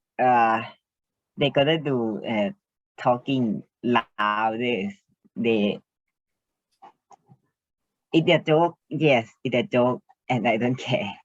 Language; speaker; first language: English; non-native, learner; Thai